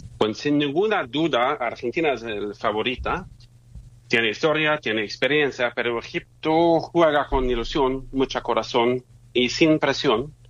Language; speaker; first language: Spanish; non-native, fluent; German